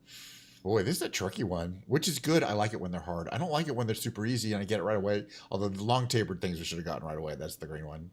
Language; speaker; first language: English; native; English